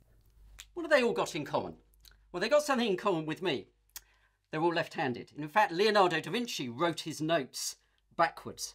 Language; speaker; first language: English; native; English